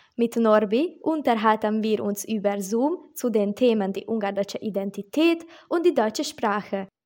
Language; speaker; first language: German; non-native, local second language; Hungarian